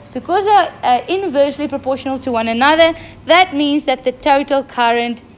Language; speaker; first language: English; non-native, local second language; Afrikaans